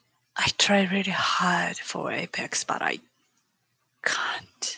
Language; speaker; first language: English; non-native, learner; Japanese